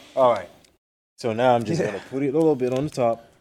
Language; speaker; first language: English; non-native, fluent; Arabic